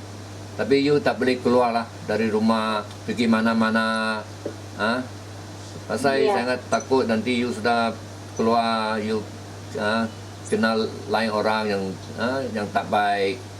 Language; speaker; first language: Malay; native; Malay